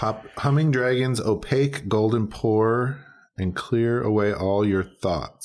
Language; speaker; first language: English; native; English